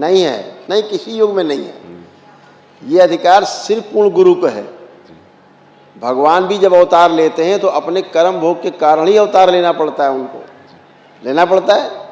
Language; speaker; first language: Hindi; native; Hindi